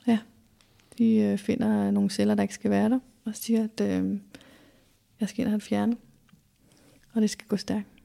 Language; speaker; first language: Danish; native; Danish